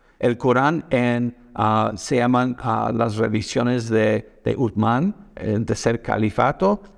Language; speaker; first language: Spanish; non-native, fluent; English